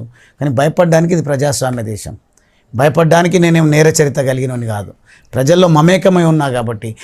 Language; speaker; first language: Telugu; native; Telugu